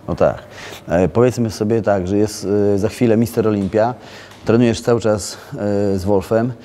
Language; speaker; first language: Polish; native; Polish